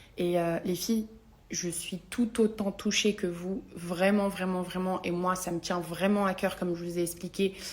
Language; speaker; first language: French; native; French